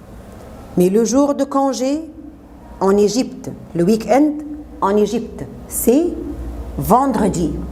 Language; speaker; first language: French; non-native, fluent; Arabic